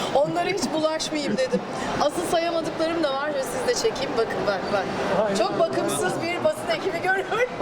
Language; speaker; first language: Turkish; native; Turkish